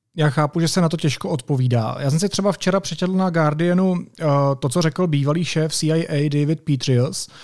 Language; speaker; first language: Czech; native; Czech